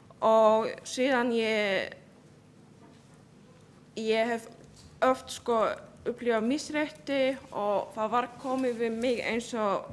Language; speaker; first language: Icelandic; non-native, fluent; Polish